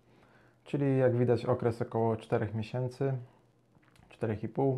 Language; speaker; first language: Polish; native; Polish